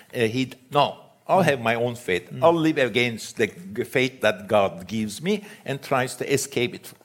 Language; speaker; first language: English; non-native, fluent; Turkish